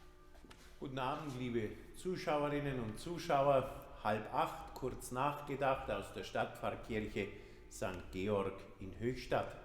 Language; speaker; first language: German; native; German